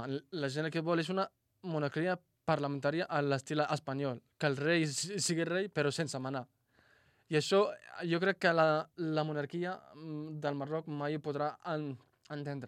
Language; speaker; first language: Catalan; non-native, fluent; Arabic